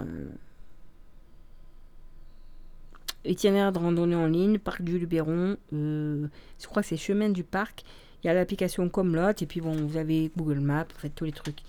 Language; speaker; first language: French; native; French